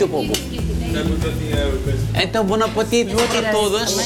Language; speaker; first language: Portuguese; non-native, fluent; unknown